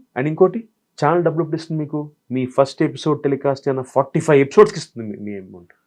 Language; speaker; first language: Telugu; native; Telugu